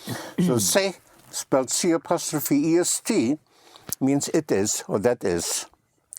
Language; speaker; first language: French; non-native, fluent; English